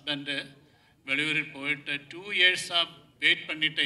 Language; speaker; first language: Tamil; non-native, learner; Malayalam